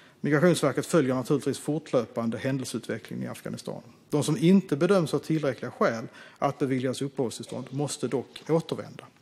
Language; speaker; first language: Swedish; native; Swedish